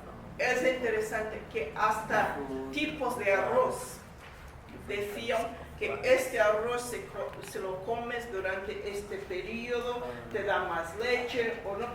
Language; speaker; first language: Spanish; non-native, fluent; English